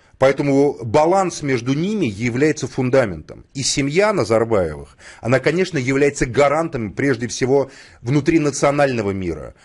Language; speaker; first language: Russian; native; Russian